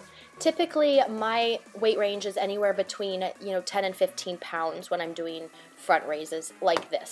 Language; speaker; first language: English; native; English